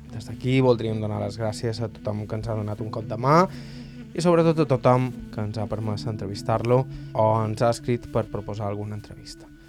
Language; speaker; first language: Catalan; native; Catalan